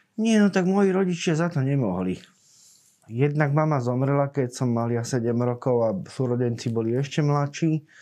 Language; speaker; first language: Slovak; native; Slovak